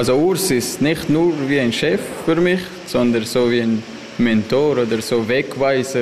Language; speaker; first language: German; non-native, learner; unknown